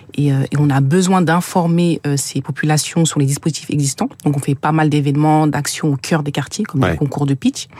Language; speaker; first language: French; native; French